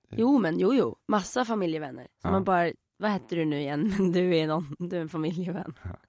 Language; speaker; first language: Swedish; native; Swedish